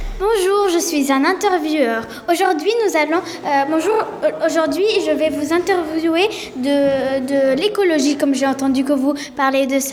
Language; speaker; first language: French; native; French